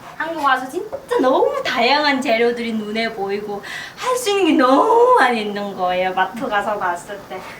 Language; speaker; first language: Korean; native; Korean